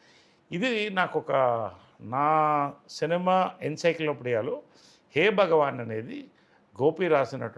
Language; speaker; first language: Telugu; native; Telugu